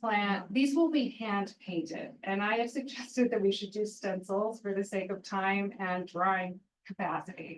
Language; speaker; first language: English; native; English